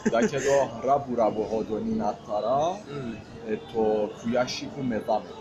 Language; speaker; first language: Japanese; non-native, fluent; Persian